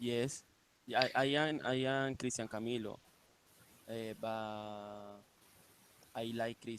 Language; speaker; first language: English; non-native, learner; Spanish